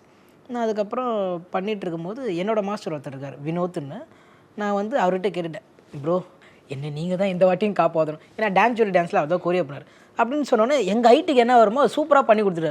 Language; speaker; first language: Tamil; native; Tamil